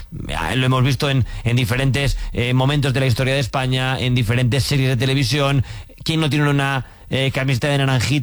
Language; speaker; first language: Spanish; native; Spanish